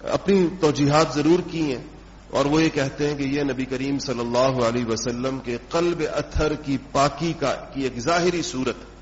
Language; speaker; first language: Urdu; non-native, local second language; Pashto